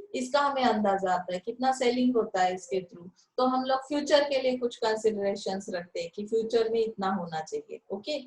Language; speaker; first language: Hindi; non-native, local second language; Marathi